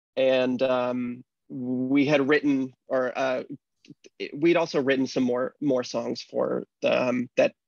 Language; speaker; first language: English; native; English